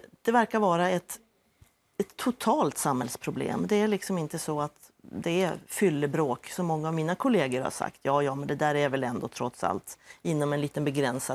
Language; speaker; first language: Swedish; native; Swedish